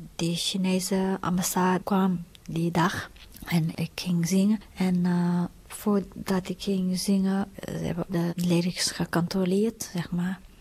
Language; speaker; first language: Dutch; non-native, fluent; Tibetan